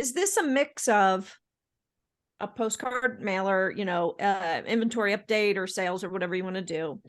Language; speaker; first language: English; native; English